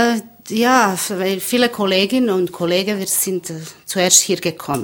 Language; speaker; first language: German; non-native, learner; Bosnian